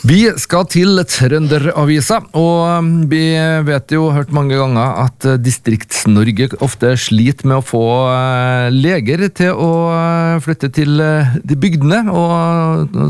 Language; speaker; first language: Norwegian; native; Norwegian